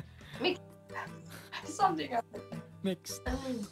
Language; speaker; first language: English; non-native, fluent; Turkish